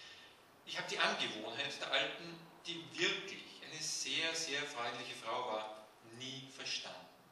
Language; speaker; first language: German; native; German